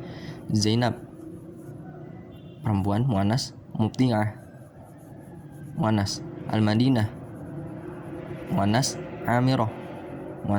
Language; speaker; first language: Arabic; non-native, fluent; Indonesian